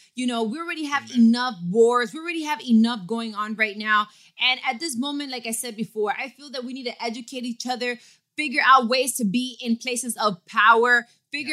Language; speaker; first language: English; early bilingual, other home language; Spanish